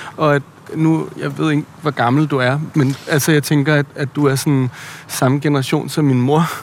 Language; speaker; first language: Danish; native; Danish